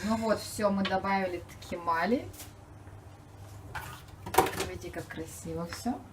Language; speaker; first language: Russian; native; Russian